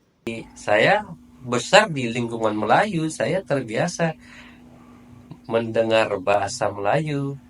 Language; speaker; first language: Indonesian; native; Indonesian